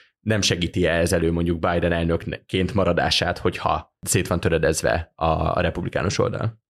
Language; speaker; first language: Hungarian; native; Hungarian